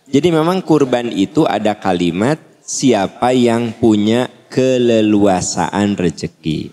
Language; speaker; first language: Indonesian; non-native, local second language; Sundanese